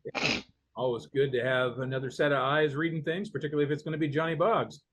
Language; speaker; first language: English; native; English